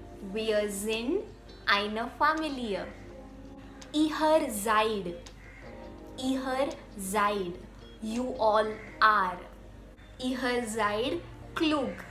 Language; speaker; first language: German; non-native, fluent; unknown